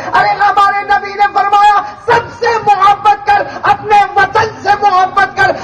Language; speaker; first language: Urdu; native; Urdu